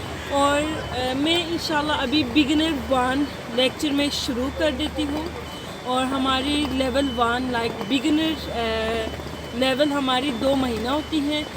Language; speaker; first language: Hindi; non-native, fluent; Turkish